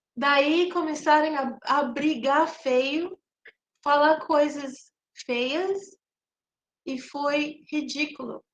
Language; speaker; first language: Portuguese; non-native, fluent; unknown